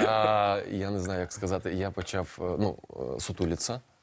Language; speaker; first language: Ukrainian; non-native, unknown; Russian